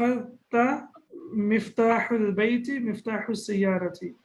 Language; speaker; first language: Arabic; non-native, fluent; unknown